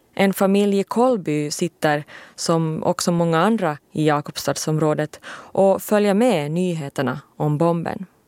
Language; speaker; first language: Swedish; native; Swedish